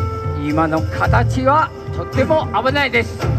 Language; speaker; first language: Japanese; non-native, learner; Chinese